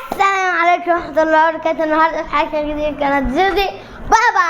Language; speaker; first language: Arabic; native; Arabic